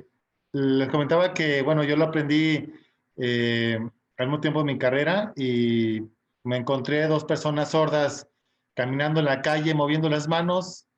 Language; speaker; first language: Spanish; native; Spanish